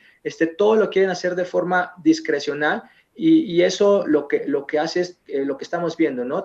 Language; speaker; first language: Spanish; native; Spanish